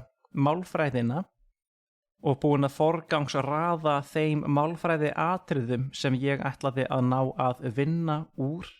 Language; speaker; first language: Icelandic; non-native, fluent; English